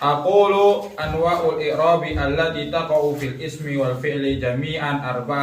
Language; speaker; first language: Arabic; non-native, fluent; Indonesian